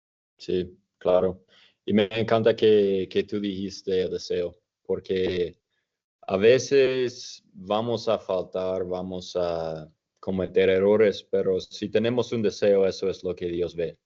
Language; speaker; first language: Spanish; non-native, fluent; English